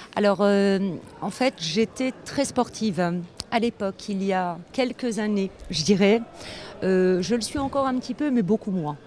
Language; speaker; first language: French; native; French